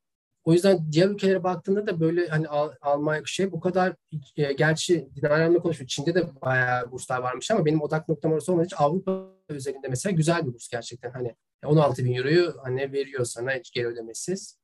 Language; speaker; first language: Turkish; native; Turkish